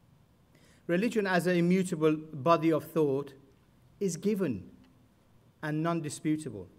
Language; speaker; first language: English; non-native, fluent; Persian